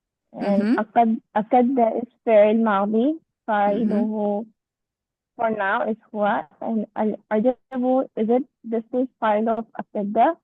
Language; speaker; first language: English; non-native, learner; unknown